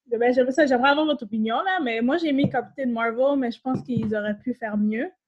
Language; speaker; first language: French; native; French